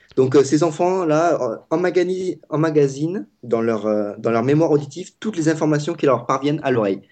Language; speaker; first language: French; non-native, fluent; Vietnamese